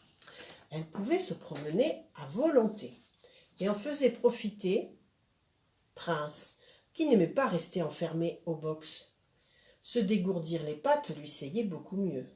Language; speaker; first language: French; native; French